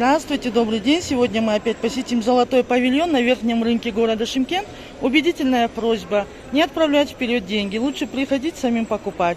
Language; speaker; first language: Russian; non-native, local second language; Kazakh